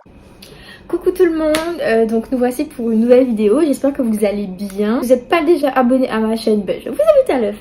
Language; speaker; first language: French; native; French